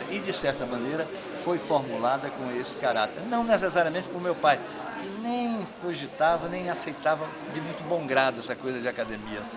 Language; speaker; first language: Portuguese; native; Portuguese